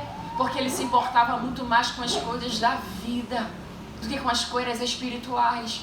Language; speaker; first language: Portuguese; native; Portuguese